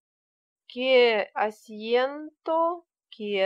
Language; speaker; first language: Spanish; non-native, learner; Russian